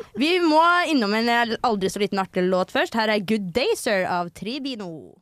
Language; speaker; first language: Norwegian; native; Norwegian